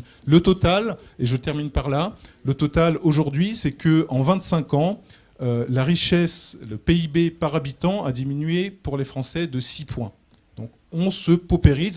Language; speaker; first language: French; native; French